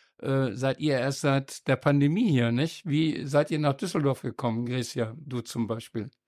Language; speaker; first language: German; native; German